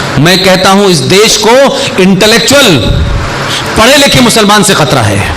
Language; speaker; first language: Hindi; native; Hindi